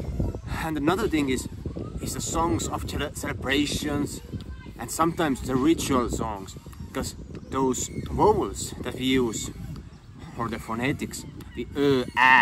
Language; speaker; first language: English; non-native, fluent; Estonian